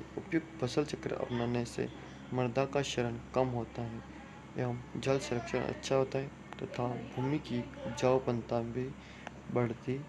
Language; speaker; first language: Hindi; native; Hindi